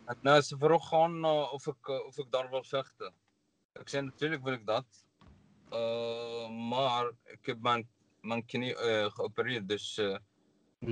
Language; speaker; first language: Dutch; non-native, learner; Arabic